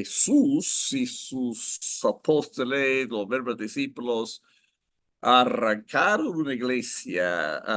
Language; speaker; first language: Spanish; non-native, fluent; English